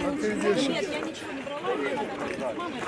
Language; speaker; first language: Russian; native; Russian